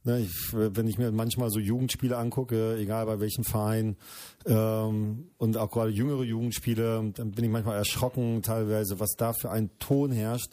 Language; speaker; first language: German; native; German